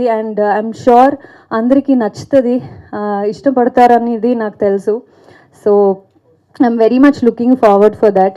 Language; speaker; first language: Telugu; non-native, fluent; Kannada